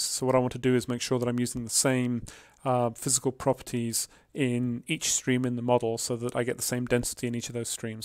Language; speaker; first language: English; native; English